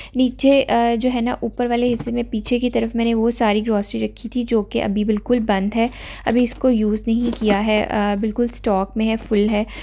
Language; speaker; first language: Urdu; native; Urdu